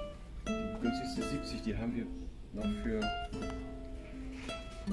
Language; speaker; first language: German; native; German